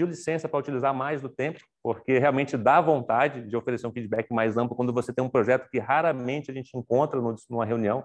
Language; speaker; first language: Portuguese; native; Portuguese